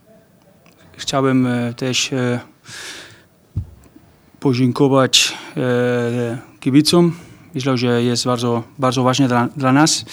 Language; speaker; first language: Polish; non-native, fluent; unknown